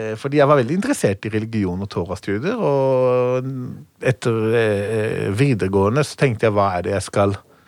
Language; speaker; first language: Norwegian; non-native, fluent; Hebrew